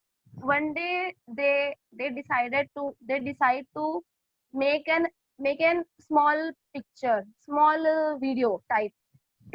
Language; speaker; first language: English; non-native, learner; Hindi